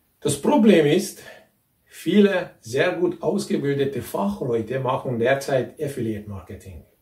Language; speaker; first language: German; non-native, fluent; Hungarian